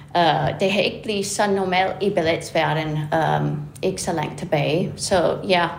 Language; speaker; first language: Danish; non-native, fluent; English